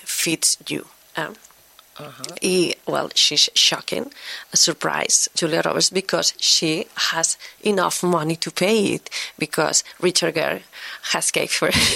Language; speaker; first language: English; non-native, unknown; Catalan